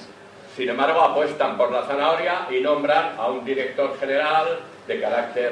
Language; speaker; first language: Spanish; native; Spanish